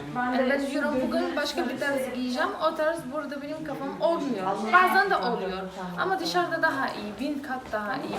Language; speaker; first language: Turkish; non-native, fluent; Arabic